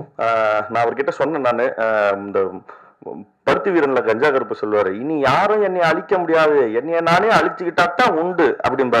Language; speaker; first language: Tamil; native; Tamil